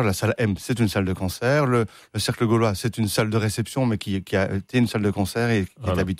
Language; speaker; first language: French; native; French